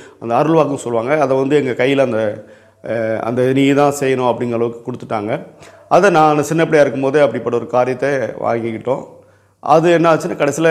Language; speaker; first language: Tamil; native; Tamil